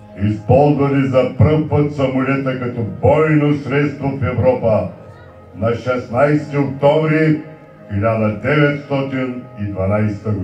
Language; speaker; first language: Bulgarian; native; Bulgarian